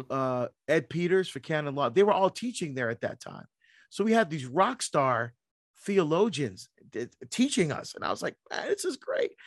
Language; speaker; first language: English; native; English